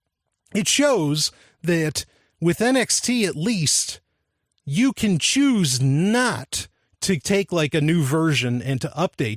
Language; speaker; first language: English; native; English